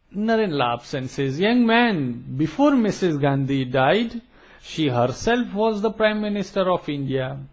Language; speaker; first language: English; non-native, local second language; Gujarati